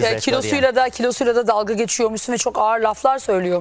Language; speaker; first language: Turkish; native; Turkish